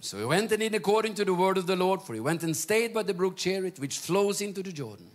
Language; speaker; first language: English; non-native, fluent; Norwegian